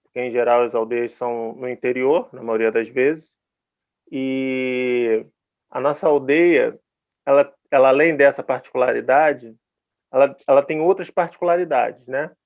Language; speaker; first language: Portuguese; native; Portuguese